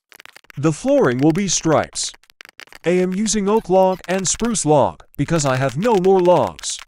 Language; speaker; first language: English; non-native, learner; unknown